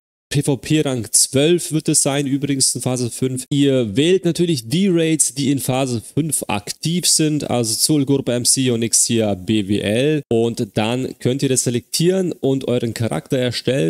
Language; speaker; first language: German; native; German